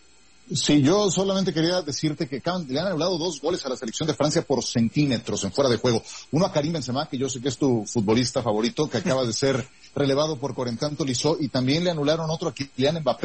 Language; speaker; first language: Spanish; native; Spanish